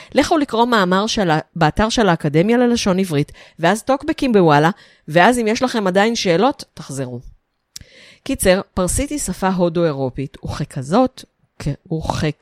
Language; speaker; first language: Hebrew; native; Hebrew